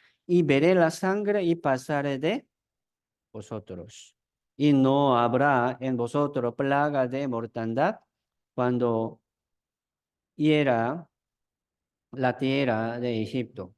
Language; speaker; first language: Spanish; non-native, fluent; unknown